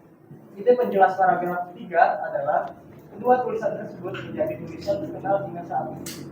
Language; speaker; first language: Indonesian; native; Indonesian